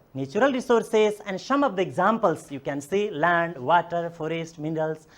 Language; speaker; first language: English; non-native, local second language; Nepali